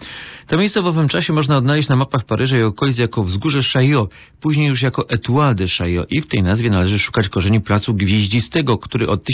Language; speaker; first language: Polish; native; Polish